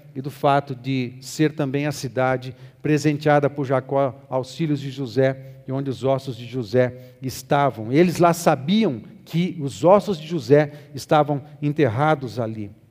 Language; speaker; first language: Portuguese; native; Portuguese